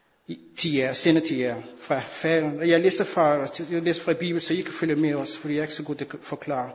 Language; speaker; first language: Danish; non-native, fluent; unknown